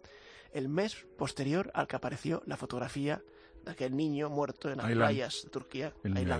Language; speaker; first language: Spanish; native; Spanish